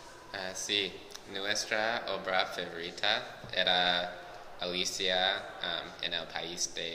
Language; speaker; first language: Spanish; non-native, learner; English